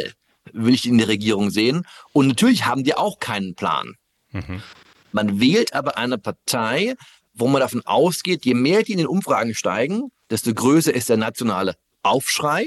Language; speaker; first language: German; native; German